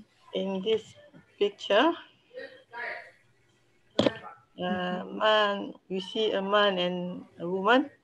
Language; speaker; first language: English; non-native, learner; French